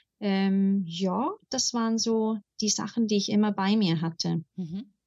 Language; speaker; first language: German; early bilingual, heritage; German